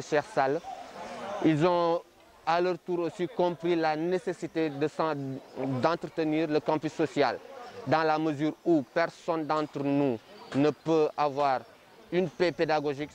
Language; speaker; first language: French; non-native, local second language; Wolof